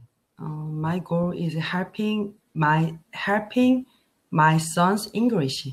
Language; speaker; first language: English; non-native, learner; Korean